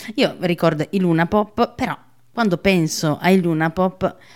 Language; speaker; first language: Italian; native; Italian